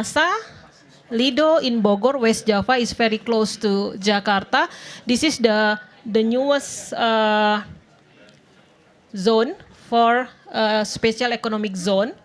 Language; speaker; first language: English; non-native, fluent; Indonesian